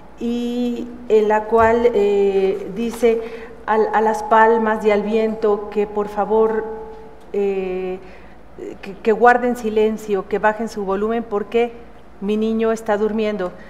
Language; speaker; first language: Spanish; native; Spanish